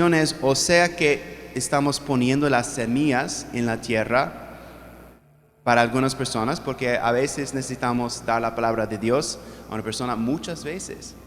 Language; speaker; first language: Spanish; non-native, fluent; English